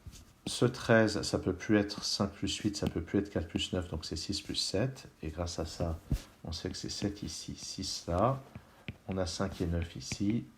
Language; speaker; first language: French; native; French